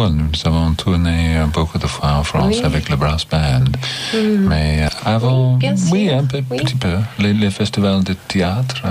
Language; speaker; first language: French; non-native, learner; English